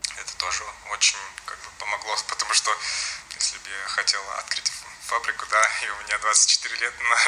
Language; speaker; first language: Russian; non-native, local second language; Latvian